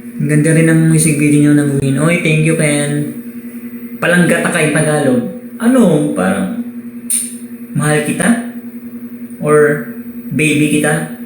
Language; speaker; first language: Filipino; non-native, local second language; Waray